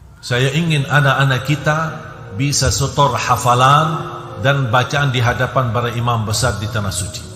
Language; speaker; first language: Indonesian; non-native, fluent; Arabic